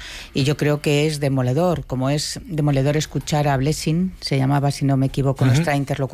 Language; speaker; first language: Spanish; native; Spanish